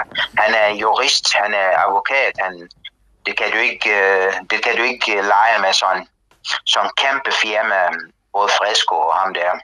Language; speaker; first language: Danish; non-native, learner; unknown